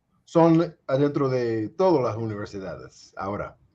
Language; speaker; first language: Spanish; non-native, fluent; English